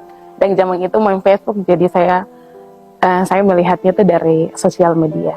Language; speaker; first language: Indonesian; non-native, local second language; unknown